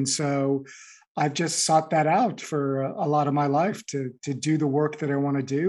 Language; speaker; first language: English; native; English